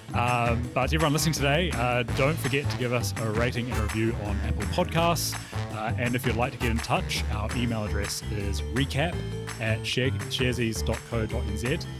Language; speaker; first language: English; native; English